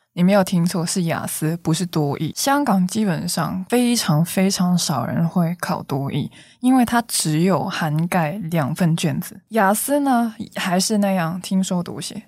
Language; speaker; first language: Chinese; non-native, local second language; Cantonese